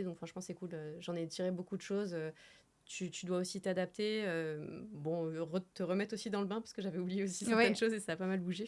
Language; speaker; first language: French; native; French